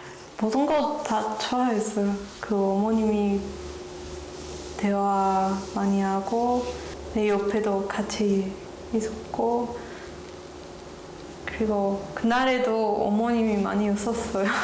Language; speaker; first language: Korean; non-native, learner; Spanish